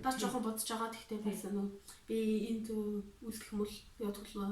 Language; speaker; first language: Mongolian; early bilingual, heritage; Mongolian